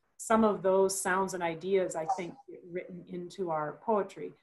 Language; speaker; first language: English; native; English